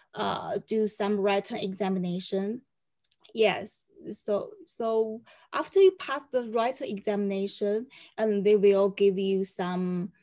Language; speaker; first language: English; non-native, fluent; Chinese